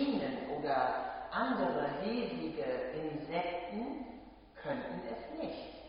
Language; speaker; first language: German; native; German